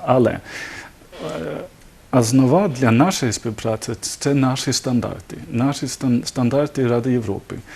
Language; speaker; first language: Ukrainian; non-native, learner; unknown